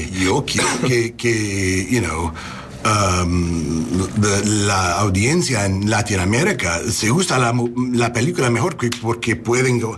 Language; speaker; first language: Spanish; non-native, learner; English